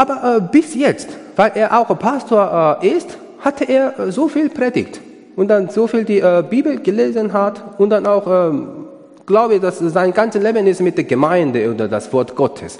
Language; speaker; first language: German; non-native, learner; Korean